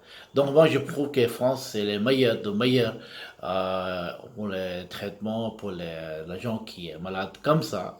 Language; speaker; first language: French; non-native, learner; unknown